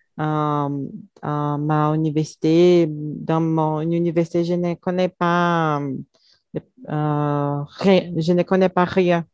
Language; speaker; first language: French; non-native, learner; Portuguese